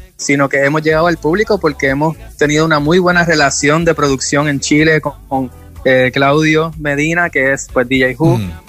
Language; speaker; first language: Spanish; native; Spanish